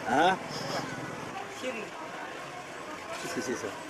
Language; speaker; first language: French; native; French